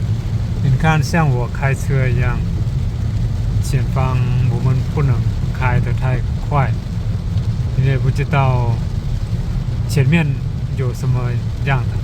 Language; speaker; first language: Chinese; non-native, fluent; Lao